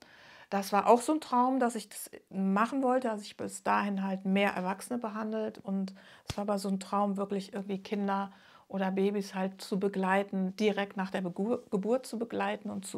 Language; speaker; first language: German; native; German